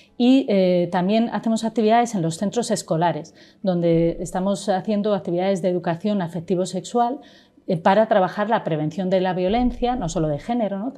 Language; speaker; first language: Spanish; native; Spanish